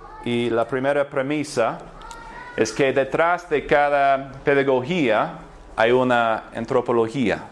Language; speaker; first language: Spanish; non-native, fluent; English